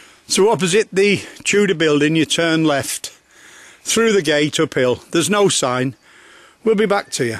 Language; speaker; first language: English; native; English